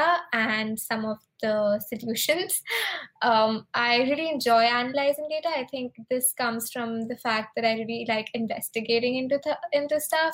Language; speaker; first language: English; non-native, local second language; Hindi